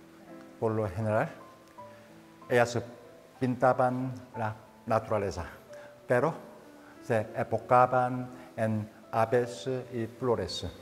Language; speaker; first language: Spanish; non-native, fluent; Korean